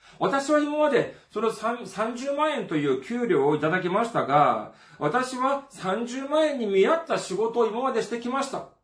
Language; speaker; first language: Japanese; non-native, fluent; Korean